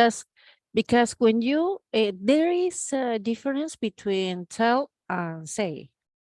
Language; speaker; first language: English; non-native, learner; Spanish